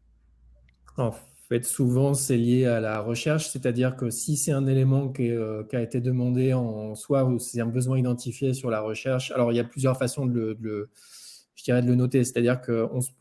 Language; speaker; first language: French; native; French